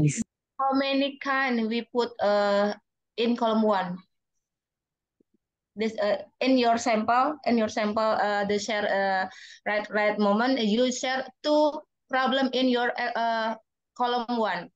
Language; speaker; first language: English; non-native, learner; Indonesian